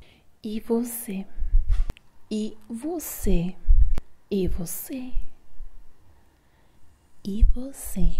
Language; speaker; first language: Portuguese; non-native, learner; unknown